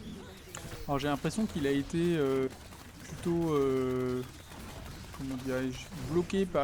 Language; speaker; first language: French; native; French